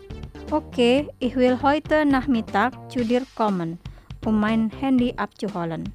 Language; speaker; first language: German; non-native, fluent; Indonesian